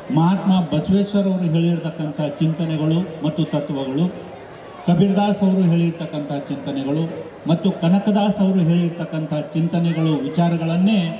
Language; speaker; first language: Kannada; non-native, local second language; Lambadi